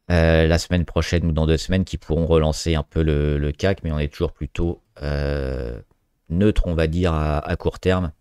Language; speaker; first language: French; native; French